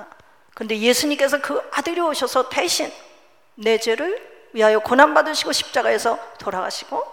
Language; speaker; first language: Korean; native; Korean